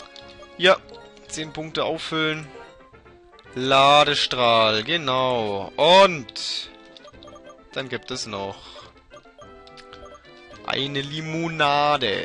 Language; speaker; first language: German; native; German